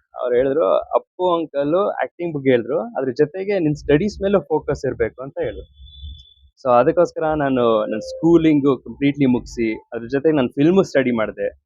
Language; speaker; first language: Kannada; early bilingual, heritage; Kannada